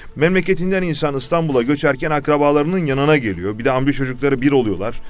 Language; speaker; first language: Turkish; native; Turkish